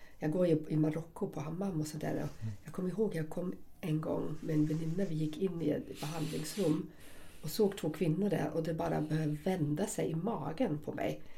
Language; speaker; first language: Swedish; non-native, fluent; German